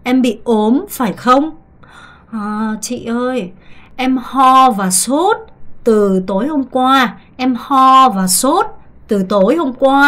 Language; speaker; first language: Vietnamese; non-native, fluent; Korean